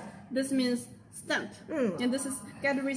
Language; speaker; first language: English; non-native, fluent; Chinese